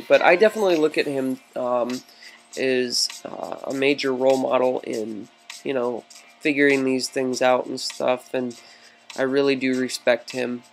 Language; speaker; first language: English; native; English